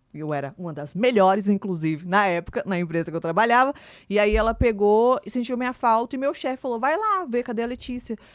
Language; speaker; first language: Portuguese; native; Portuguese